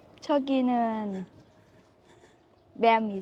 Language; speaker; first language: Korean; non-native, learner; Thai